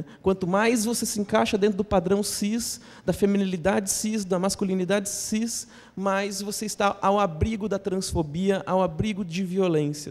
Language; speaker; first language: Portuguese; native; Portuguese